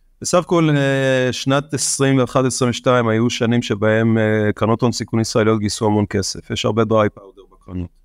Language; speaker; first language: Hebrew; native; Hebrew